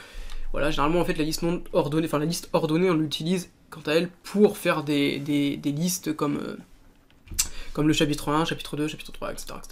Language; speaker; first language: French; native; French